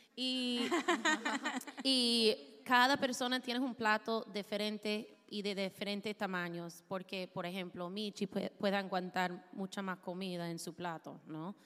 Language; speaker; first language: Spanish; non-native, fluent; English